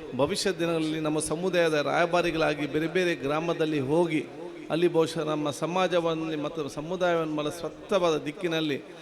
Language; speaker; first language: Kannada; non-native, local second language; Badaga